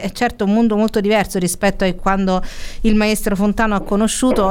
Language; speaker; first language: Italian; native; Italian